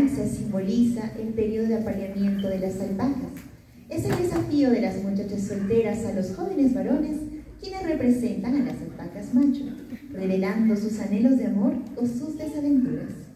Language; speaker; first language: Spanish; native; Spanish